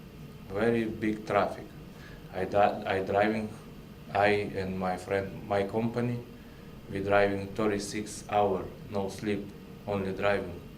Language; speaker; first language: English; non-native, learner; Russian